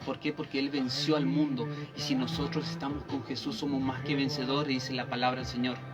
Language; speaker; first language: Spanish; native; Spanish